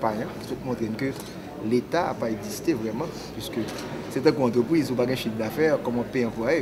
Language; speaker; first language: French; non-native, local second language; Haitian Creole